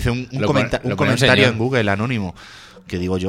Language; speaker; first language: Spanish; native; Spanish